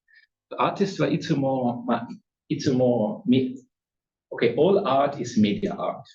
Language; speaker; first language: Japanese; non-native, learner; German